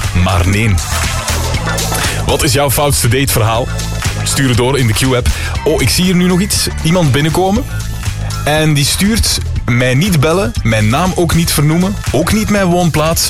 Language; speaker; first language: Dutch; native; Dutch